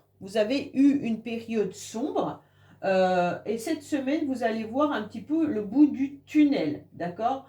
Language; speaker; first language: French; native; French